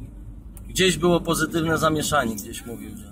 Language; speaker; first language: Polish; native; Polish